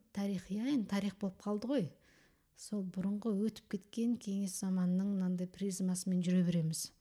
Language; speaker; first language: Kazakh; early bilingual, heritage; Kazakh